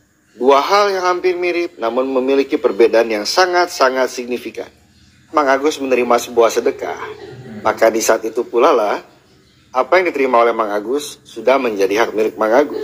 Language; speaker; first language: Indonesian; native; Indonesian